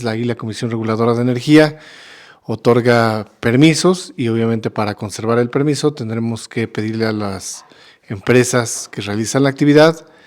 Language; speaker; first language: Spanish; native; Spanish